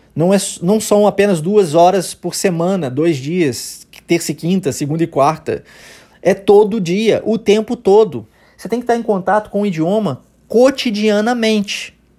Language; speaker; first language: Portuguese; early bilingual, heritage; Portuguese